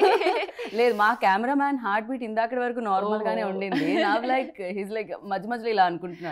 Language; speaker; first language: Telugu; native; Telugu